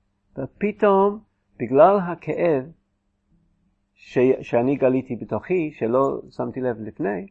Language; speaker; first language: Hebrew; non-native, fluent; English